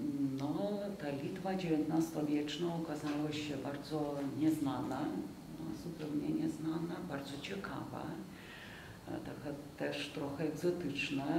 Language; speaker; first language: Polish; non-native, fluent; Lithuanian